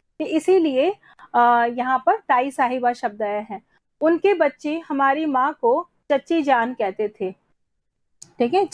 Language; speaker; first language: Hindi; native; Hindi